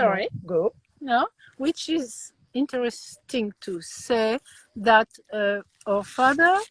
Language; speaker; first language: English; non-native, learner; French